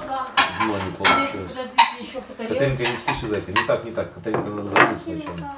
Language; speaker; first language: Russian; native; Russian